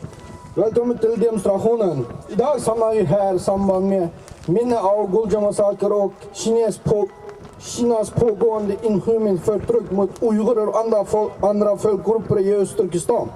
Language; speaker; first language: Swedish; non-native, learner; Uyghur